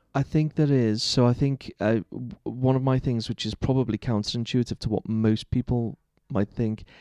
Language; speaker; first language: English; native; English